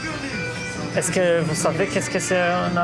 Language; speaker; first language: French; non-native, fluent; Portuguese